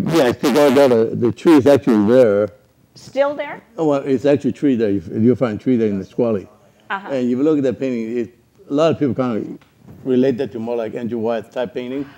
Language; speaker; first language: English; non-native, local second language; Cantonese